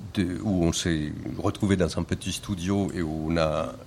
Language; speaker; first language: French; non-native, fluent; Spanish